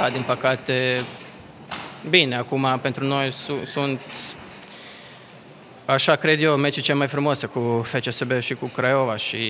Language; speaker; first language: Romanian; non-native, learner; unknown